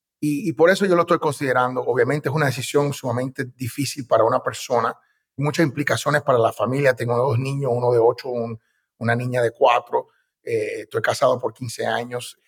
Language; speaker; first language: Spanish; early bilingual, heritage; Spanish